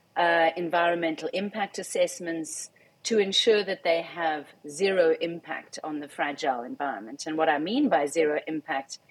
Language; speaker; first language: English; native; English